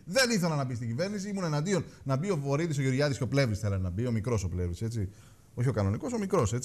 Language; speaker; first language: Greek; native; Greek